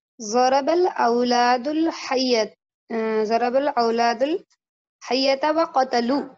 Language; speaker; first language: Arabic; non-native, learner; Urdu